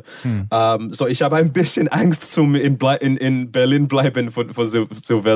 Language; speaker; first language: German; non-native, learner; English